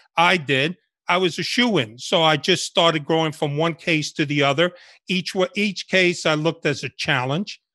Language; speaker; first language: English; early bilingual, other home language; Spanish